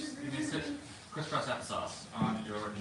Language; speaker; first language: English; native; English